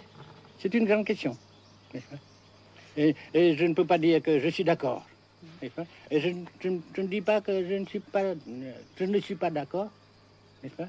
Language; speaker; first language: French; non-native, local second language; Vietnamese